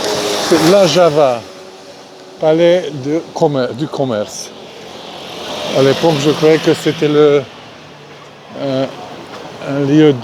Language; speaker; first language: French; non-native, fluent; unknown